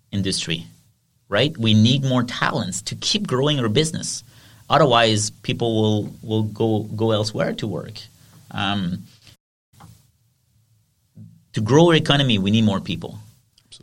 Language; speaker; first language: English; non-native, fluent; French